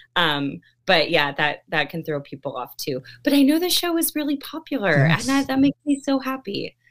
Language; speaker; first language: English; early bilingual, other home language; Filipino